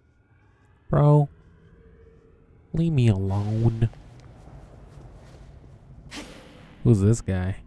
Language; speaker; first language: English; native; English